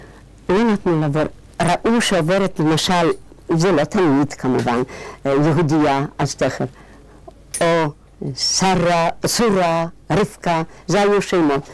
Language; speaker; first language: Hebrew; non-native, fluent; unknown